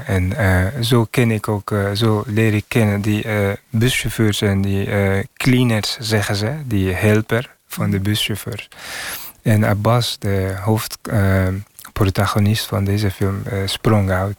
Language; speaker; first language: Dutch; non-native, fluent; Persian